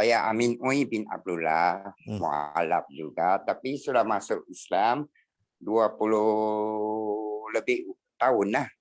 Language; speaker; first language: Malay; non-native, local second language; Chinese